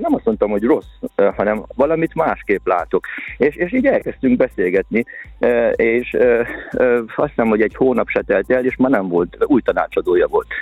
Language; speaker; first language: Hungarian; native; Hungarian